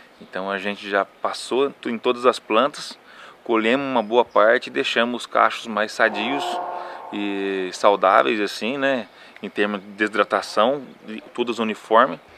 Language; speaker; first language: Portuguese; native; Portuguese